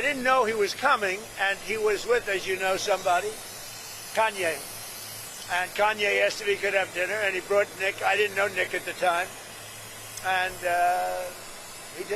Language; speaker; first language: English; native; English